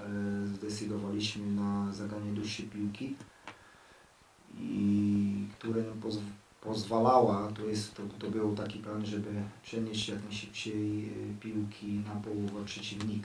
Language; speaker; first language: Polish; non-native, learner; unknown